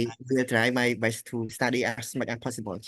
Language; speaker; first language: English; non-native, learner; Khmer